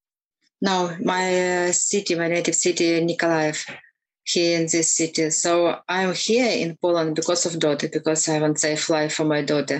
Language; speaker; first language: English; non-native, learner; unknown